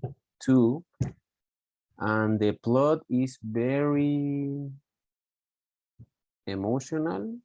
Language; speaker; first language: English; non-native, learner; Spanish